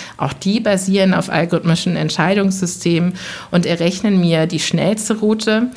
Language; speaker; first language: German; early bilingual, other home language; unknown